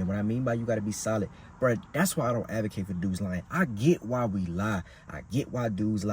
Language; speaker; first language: English; native; English